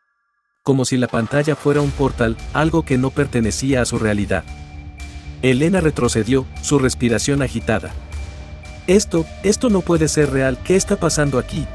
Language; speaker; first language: Spanish; native; Spanish